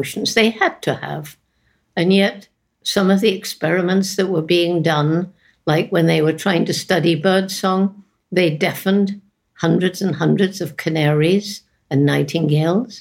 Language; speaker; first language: English; native; English